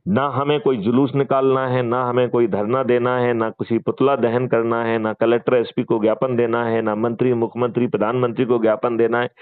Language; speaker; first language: Hindi; native; Hindi